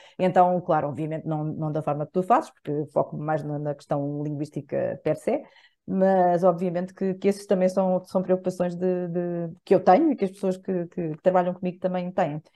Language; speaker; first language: Portuguese; native; Portuguese